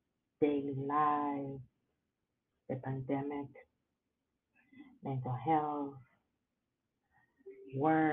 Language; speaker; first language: English; non-native, fluent; Spanish